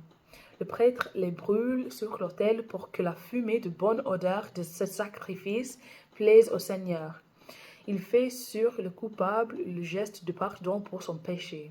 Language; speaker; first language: French; non-native, fluent; English